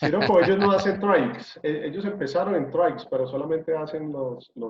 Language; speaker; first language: Spanish; native; Spanish